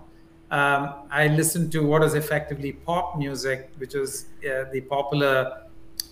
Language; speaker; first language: English; non-native, local second language; Tamil